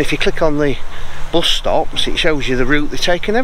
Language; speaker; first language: English; native; English